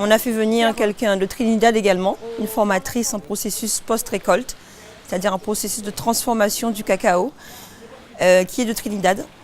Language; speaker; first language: French; native; French